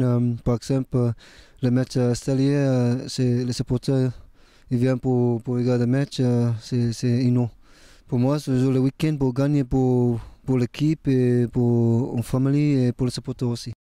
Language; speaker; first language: French; non-native, learner; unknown